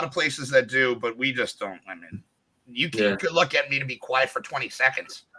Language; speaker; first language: English; native; English